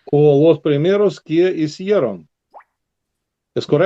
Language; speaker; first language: Spanish; non-native, learner; Russian